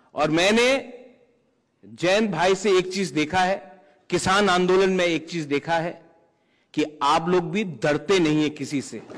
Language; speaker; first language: Hindi; non-native, local second language; Kok Borok